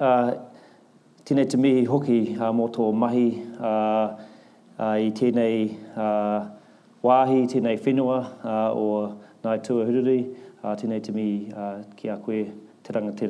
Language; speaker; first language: English; native; English